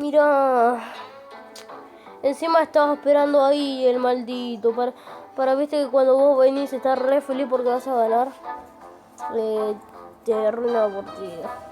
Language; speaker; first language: Spanish; native; Spanish